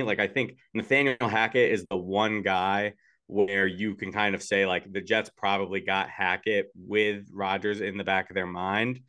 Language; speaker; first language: English; native; English